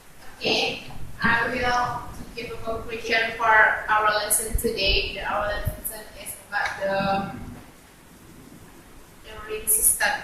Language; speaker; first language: English; non-native, learner; Indonesian